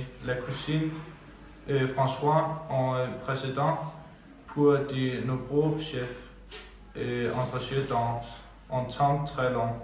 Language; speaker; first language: French; non-native, learner; Danish